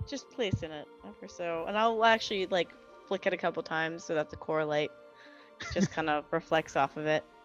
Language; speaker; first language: English; native; English